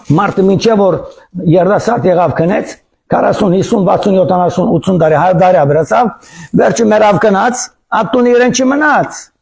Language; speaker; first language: Armenian; early bilingual, heritage; Armenian